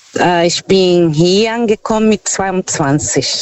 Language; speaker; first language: German; non-native, fluent; Portuguese